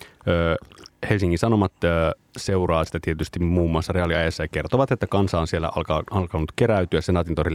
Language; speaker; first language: Finnish; native; Finnish